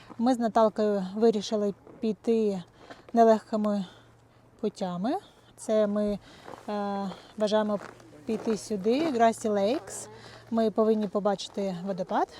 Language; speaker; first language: Ukrainian; non-native, local second language; Russian